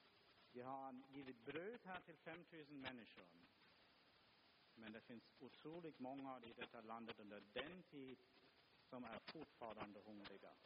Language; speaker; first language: Swedish; non-native, fluent; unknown